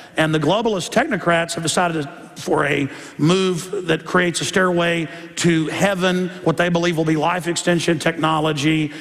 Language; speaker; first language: English; native; English